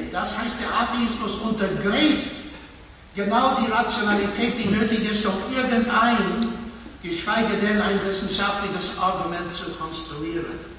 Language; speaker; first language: German; non-native, fluent; English